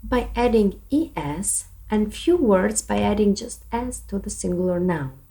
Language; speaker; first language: English; non-native, fluent; Albanian